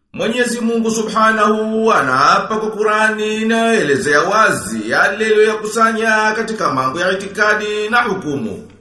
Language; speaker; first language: Swahili; native; Swahili